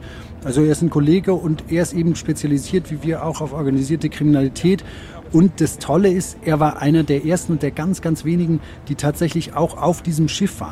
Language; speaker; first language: German; native; German